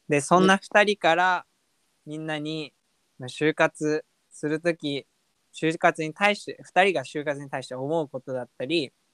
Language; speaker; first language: Japanese; native; Japanese